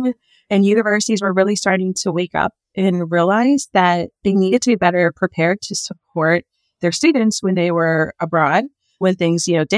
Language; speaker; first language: English; native; English